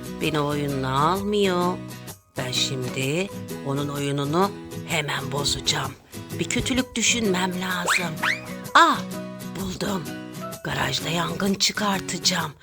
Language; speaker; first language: Turkish; native; Turkish